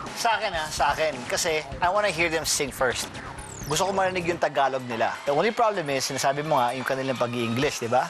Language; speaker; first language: Filipino; native; Filipino